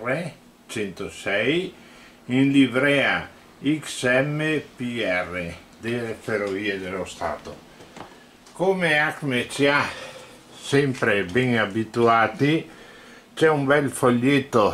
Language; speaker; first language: Italian; native; Italian